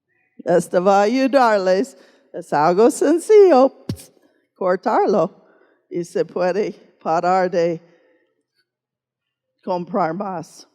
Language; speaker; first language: Spanish; non-native, fluent; English